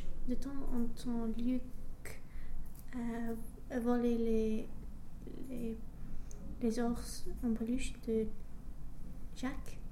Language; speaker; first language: French; non-native, learner; English